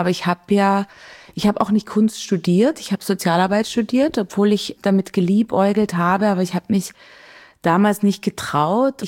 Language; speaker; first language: German; native; German